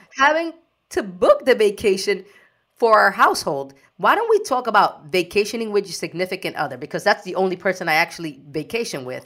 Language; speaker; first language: English; early bilingual, other home language; Spanish